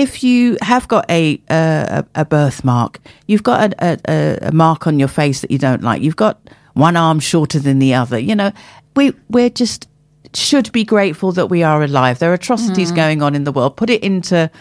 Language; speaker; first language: English; native; English